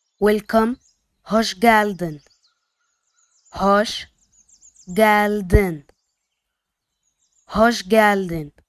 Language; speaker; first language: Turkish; non-native, fluent; Arabic